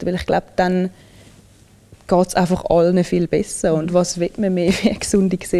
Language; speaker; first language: German; early bilingual, other home language; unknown